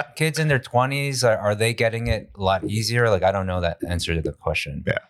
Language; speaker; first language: English; native; English